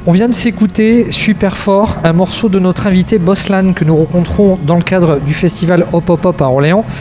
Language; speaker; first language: French; native; French